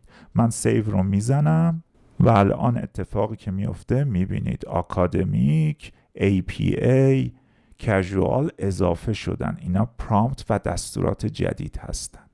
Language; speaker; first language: Persian; native; Persian